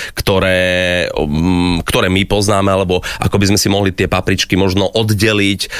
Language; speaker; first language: Slovak; native; Slovak